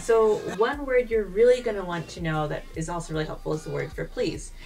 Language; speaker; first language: English; native; English